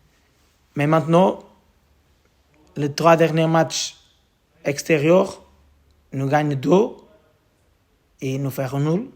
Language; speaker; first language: French; non-native, learner; Portuguese